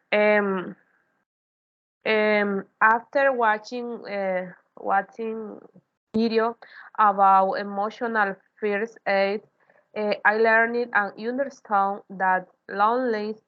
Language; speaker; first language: English; non-native, learner; Spanish